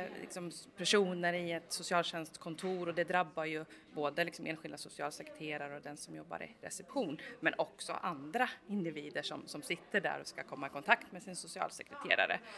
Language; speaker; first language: Swedish; native; Swedish